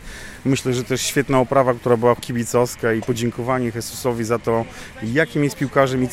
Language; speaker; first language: Polish; native; Polish